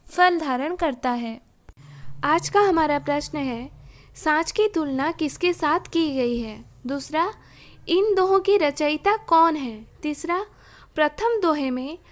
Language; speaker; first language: Hindi; non-native, local second language; Odia